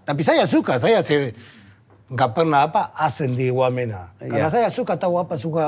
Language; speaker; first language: Indonesian; non-native, fluent; Spanish